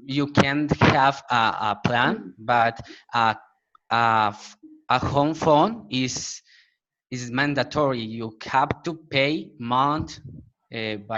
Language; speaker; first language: English; non-native, learner; Spanish